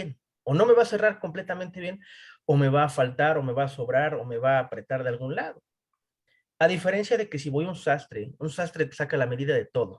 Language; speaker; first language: Spanish; native; Spanish